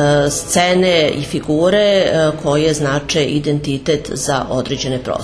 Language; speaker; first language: Serbian; native; Serbian